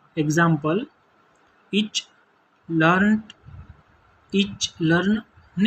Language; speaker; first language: German; non-native, learner; Gujarati